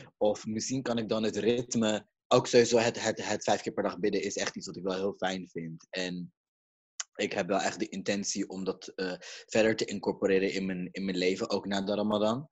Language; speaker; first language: Dutch; early bilingual, other home language; Caribbean Hindustani